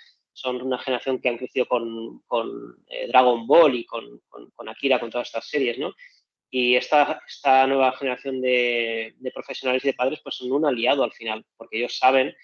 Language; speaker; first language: Spanish; native; Spanish